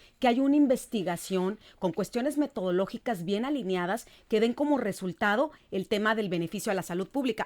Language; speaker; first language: Spanish; native; Spanish